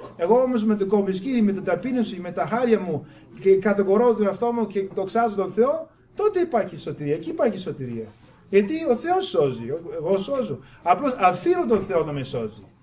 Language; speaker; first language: Greek; non-native, fluent; English